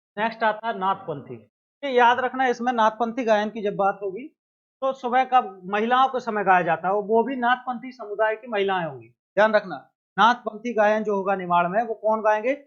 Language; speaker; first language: Hindi; native; Hindi